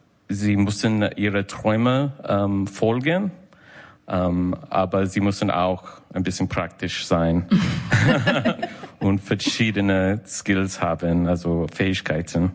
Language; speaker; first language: German; non-native, fluent; English